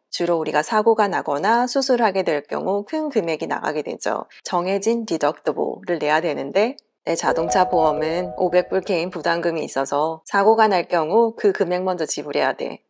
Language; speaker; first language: Korean; native; Korean